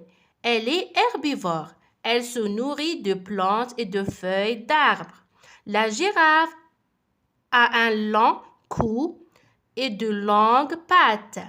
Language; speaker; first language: French; non-native, fluent; Arabic